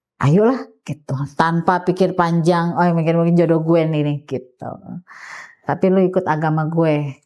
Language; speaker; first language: Indonesian; native; Indonesian